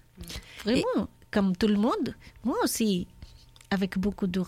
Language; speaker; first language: French; non-native, learner; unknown